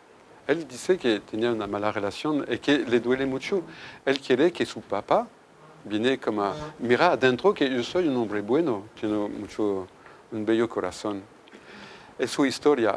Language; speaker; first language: Spanish; non-native, fluent; French